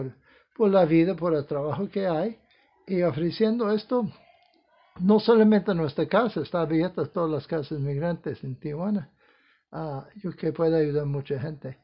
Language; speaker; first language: Spanish; non-native, fluent; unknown